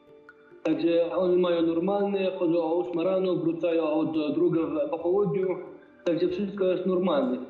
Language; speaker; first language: Polish; non-native, fluent; Arabic